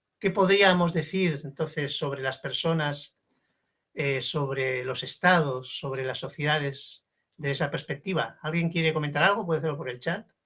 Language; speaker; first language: Spanish; native; Spanish